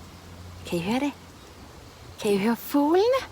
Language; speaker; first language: Danish; native; Danish